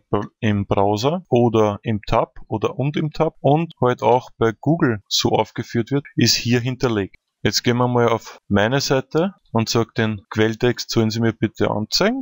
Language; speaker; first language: German; native; German